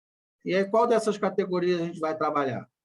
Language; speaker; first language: Portuguese; native; Portuguese